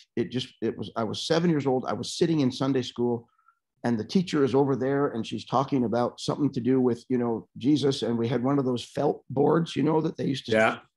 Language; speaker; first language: English; native; English